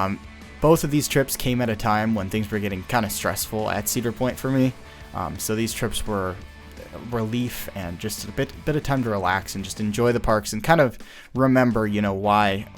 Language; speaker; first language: English; native; English